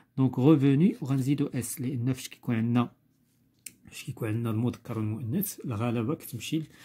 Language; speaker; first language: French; non-native, local second language; Arabic